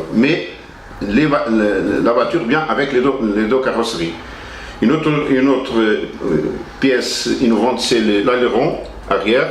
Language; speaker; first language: French; non-native, learner; Portuguese